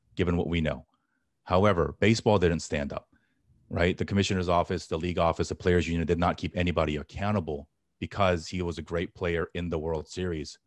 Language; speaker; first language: English; native; English